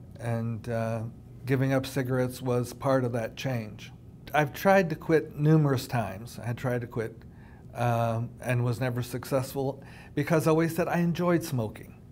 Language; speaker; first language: English; native; English